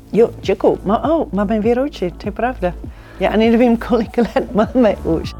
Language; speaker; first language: Czech; non-native, learner; English